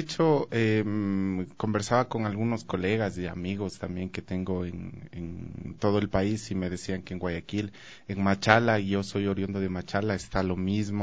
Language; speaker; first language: Spanish; native; Spanish